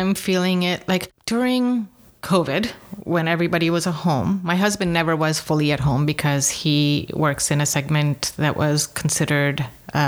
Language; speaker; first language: English; native; English